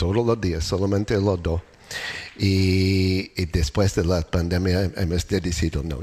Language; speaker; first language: Spanish; non-native, learner; English